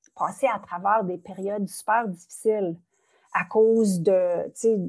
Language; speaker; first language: French; native; French